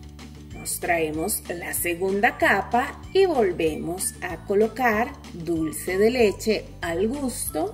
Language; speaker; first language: Spanish; native; Spanish